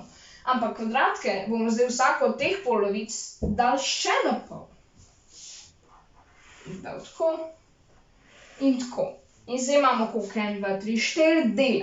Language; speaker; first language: Slovenian; native; Slovenian